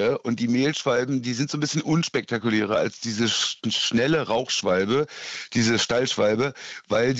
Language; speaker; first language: German; native; German